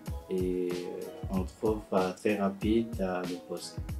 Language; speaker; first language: French; non-native, learner; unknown